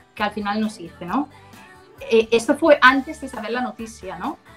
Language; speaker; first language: Spanish; non-native, fluent; Danish